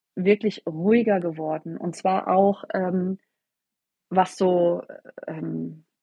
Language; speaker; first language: German; native; German